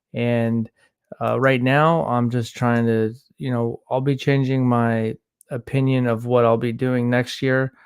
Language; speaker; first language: English; native; English